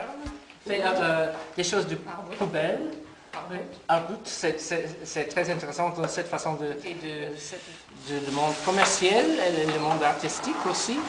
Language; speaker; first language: French; non-native, learner; English